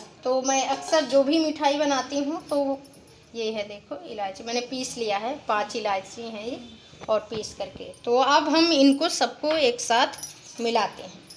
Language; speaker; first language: Hindi; native; Hindi